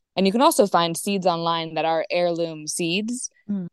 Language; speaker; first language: English; native; English